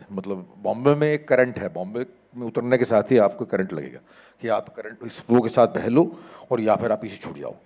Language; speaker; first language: Hindi; native; Hindi